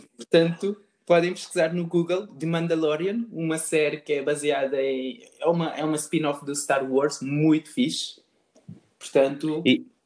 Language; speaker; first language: Portuguese; non-native, local second language; Kabuverdianu